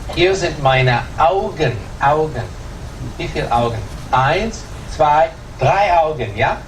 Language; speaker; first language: German; non-native, fluent; English